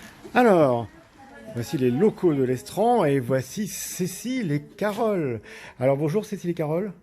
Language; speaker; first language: French; native; French